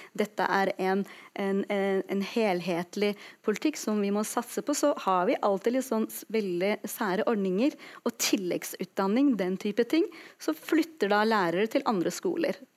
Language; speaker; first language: Norwegian; non-native, fluent; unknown